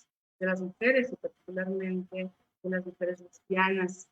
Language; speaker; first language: Spanish; native; Spanish